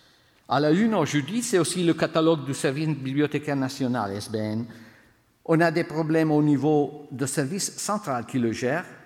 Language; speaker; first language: French; non-native, fluent; Italian